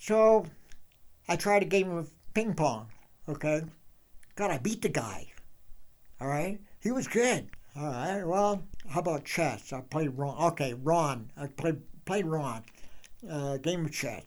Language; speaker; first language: English; native; English